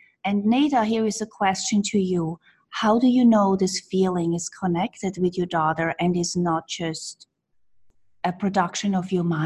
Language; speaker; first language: English; non-native, fluent; Swiss German